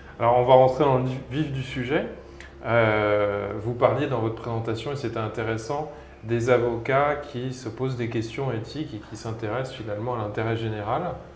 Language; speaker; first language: French; native; French